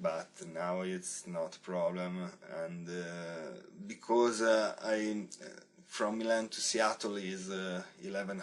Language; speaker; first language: English; non-native, learner; Italian